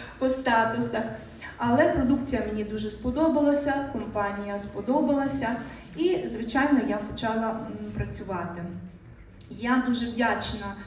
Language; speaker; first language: Ukrainian; native; Ukrainian